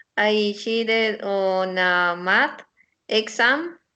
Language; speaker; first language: English; non-native, learner; Spanish